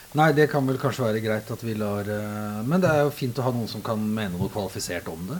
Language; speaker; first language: Norwegian; native; Norwegian